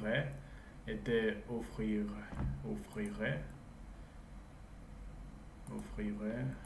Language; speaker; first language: French; non-native, learner; English